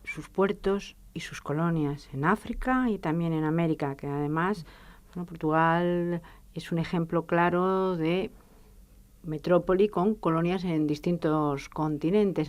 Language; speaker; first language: Spanish; native; Spanish